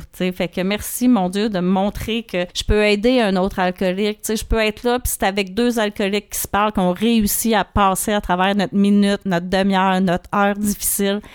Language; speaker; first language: French; native; French